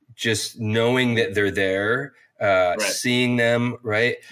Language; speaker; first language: English; native; English